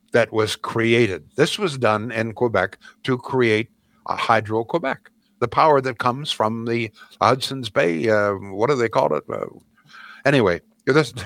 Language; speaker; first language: English; native; English